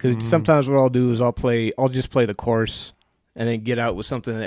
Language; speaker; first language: English; native; English